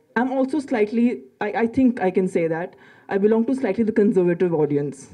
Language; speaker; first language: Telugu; non-native, local second language; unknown